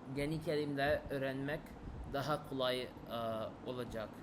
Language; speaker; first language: Turkish; non-native, learner; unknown